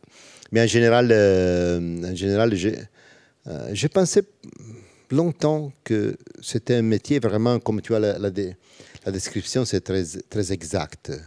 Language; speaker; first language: French; non-native, learner; Italian